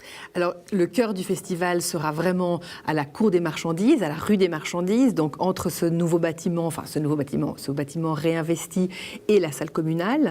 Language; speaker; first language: French; native; French